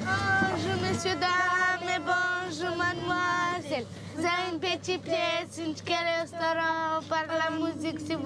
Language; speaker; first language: French; non-native, learner; Romanian